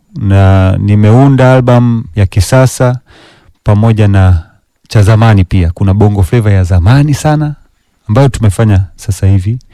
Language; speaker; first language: Swahili; non-native, fluent; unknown